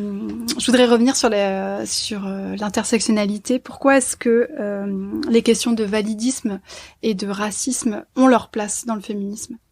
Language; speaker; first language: French; native; French